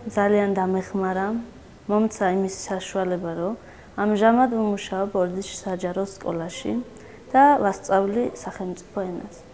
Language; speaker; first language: Georgian; non-native, local second language; Armenian